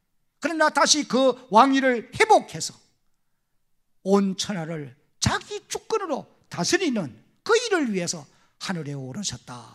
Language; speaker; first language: Korean; native; Korean